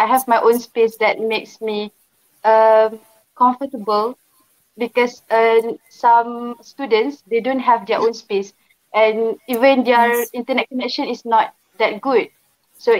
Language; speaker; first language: English; non-native, local second language; Malay